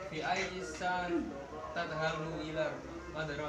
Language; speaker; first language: Arabic; non-native, learner; Indonesian